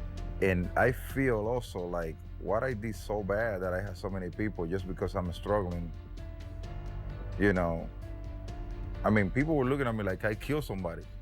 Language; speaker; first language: English; non-native, fluent; Spanish